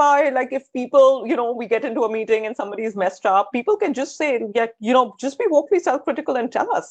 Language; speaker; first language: English; non-native, local second language; Hindi